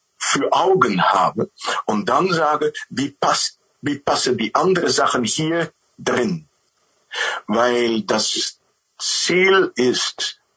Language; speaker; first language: German; non-native, learner; Dutch